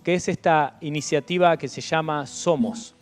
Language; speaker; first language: Spanish; native; Spanish